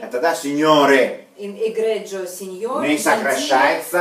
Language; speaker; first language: Russian; native; Russian